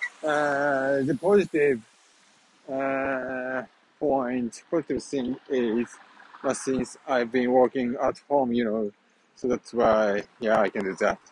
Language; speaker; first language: English; non-native, fluent; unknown